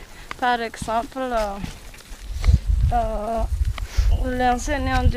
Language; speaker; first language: French; non-native, local second language; Malagasy